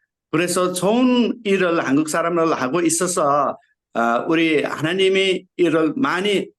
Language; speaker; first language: Korean; non-native, learner; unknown